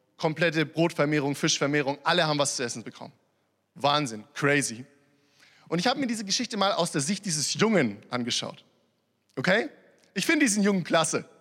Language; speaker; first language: German; early bilingual, other home language; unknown